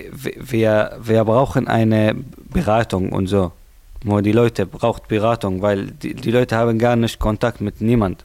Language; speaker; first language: German; non-native, learner; Arabic